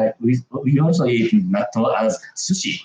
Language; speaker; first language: English; non-native, learner; Japanese